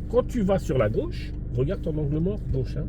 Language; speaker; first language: French; native; French